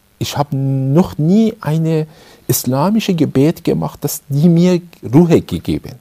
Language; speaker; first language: German; non-native, fluent; Persian